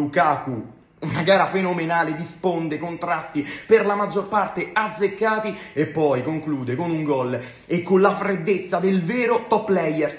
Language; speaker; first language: Italian; native; Italian